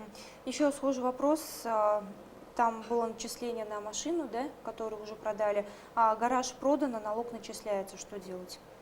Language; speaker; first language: Russian; native; Russian